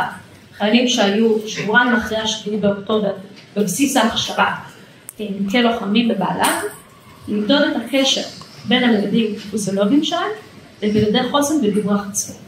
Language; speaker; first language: Hebrew; native; Hebrew